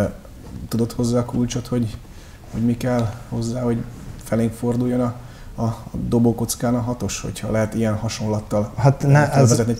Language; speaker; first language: Hungarian; native; Hungarian